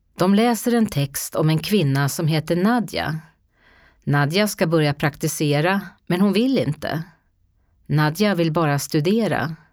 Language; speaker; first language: Swedish; native; Swedish